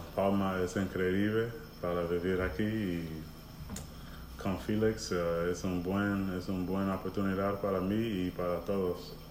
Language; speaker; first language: Spanish; non-native, learner; English